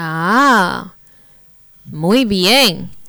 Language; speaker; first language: Spanish; non-native, fluent; English